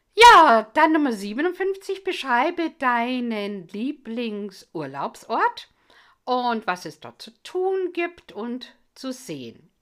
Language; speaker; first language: German; non-native, fluent; English